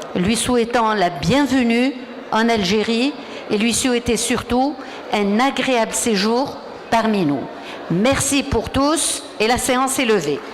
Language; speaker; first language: French; non-native, local second language; Arabic